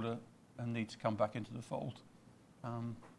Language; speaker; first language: English; native; English